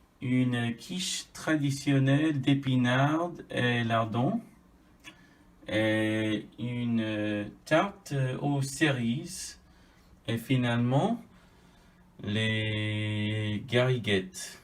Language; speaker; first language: French; non-native, fluent; English